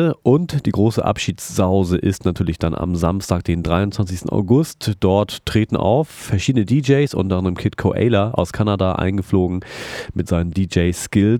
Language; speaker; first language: German; native; German